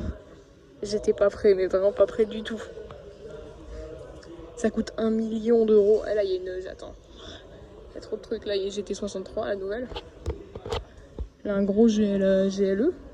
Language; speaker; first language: French; native; French